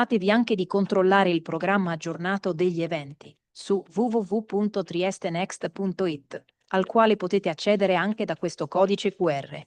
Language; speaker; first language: Italian; native; Italian